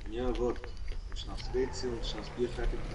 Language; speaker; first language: German; non-native, learner; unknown